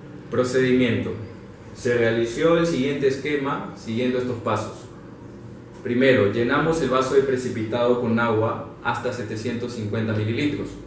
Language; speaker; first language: Spanish; native; Spanish